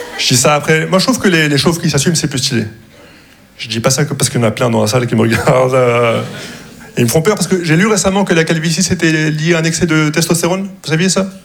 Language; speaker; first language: French; early bilingual, other home language; Arabic